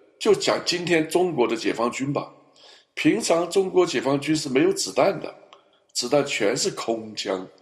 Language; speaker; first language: Chinese; native; Chinese